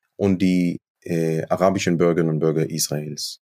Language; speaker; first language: German; non-native, fluent; Hebrew